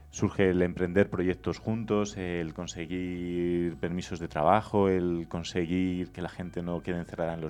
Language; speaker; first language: Spanish; native; Spanish